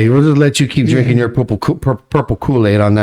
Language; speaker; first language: English; native; English